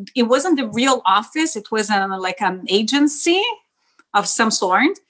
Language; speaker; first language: English; non-native, fluent; Spanish